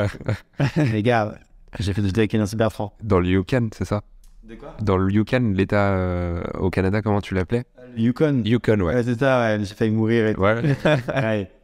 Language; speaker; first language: French; native; French